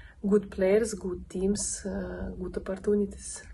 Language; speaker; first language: English; non-native, learner; Russian